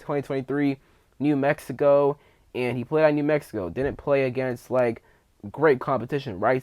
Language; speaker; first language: English; native; English